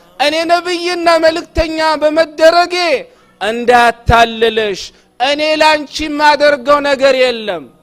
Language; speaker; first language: Amharic; non-native, local second language; Oromo